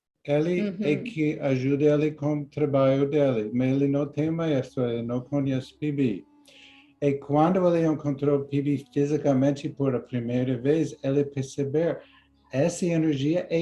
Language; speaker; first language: Portuguese; non-native, learner; English